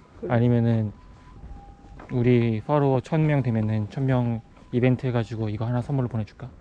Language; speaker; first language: Korean; non-native, fluent; Japanese